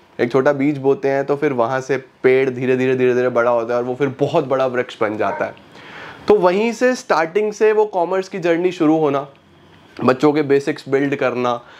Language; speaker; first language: Hindi; native; Hindi